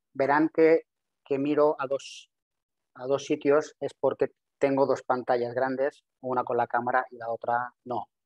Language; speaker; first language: Spanish; non-native, local second language; Catalan